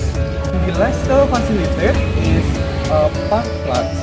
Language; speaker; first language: German; non-native, learner; Indonesian